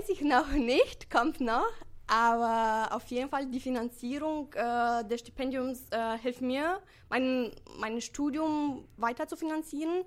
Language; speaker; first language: German; non-native, fluent; Bulgarian